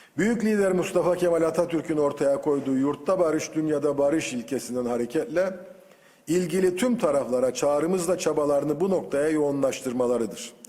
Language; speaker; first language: Turkish; native; Turkish